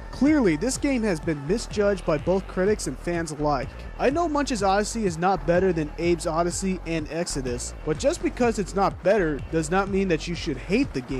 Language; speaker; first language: English; non-native, fluent; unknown